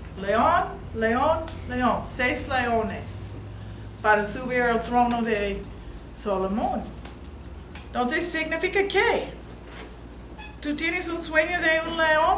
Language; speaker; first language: Spanish; non-native, learner; English